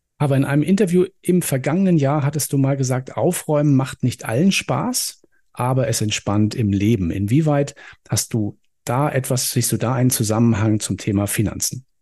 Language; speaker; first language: German; native; German